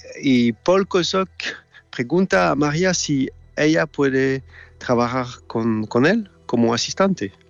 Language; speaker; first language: Spanish; non-native, fluent; French